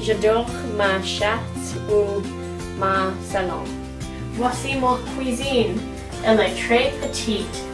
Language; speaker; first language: French; non-native, learner; English